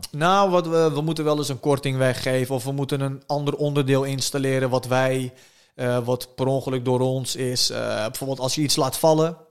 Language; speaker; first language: Dutch; early bilingual, other home language; Turkish